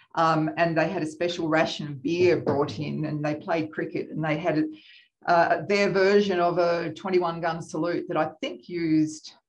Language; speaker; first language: English; native; English